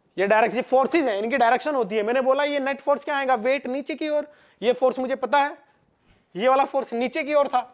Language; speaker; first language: Hindi; non-native, local second language; Gujarati